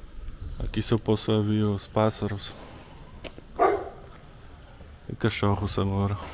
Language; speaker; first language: Portuguese; non-native, learner; Russian